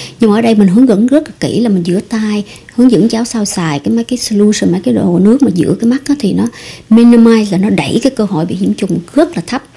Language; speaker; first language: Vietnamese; early bilingual, heritage; Vietnamese